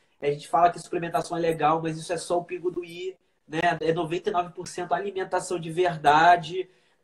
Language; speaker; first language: Portuguese; native; Portuguese